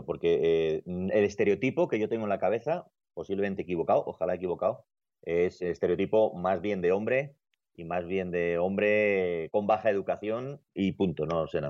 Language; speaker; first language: Spanish; native; Spanish